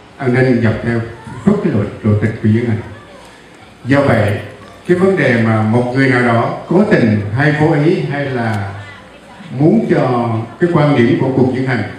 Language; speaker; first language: Vietnamese; native; Vietnamese